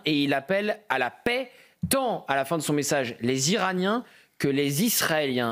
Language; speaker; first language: French; native; French